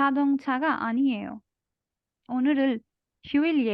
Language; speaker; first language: Korean; non-native, learner; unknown